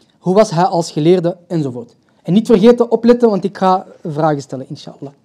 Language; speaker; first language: Dutch; early bilingual, other home language; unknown